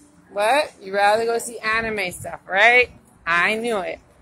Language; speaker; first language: English; early bilingual, other home language; Spanish